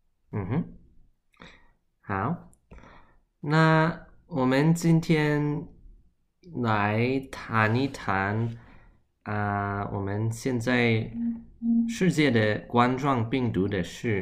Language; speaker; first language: Chinese; early bilingual, heritage; Chinese